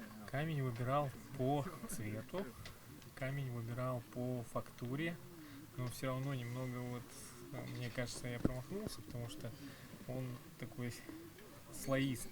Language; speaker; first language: Russian; native; Russian